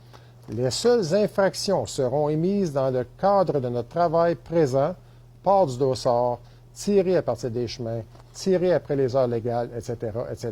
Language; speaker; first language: French; native; French